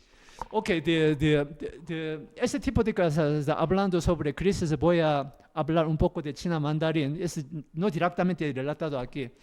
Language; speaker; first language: Spanish; non-native, learner; Korean